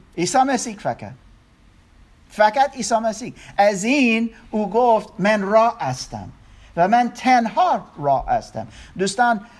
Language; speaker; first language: Persian; non-native, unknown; German